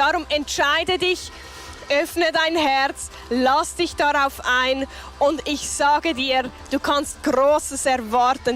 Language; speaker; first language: German; native; German